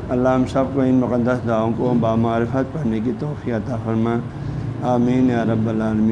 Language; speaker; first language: Urdu; non-native, local second language; Balti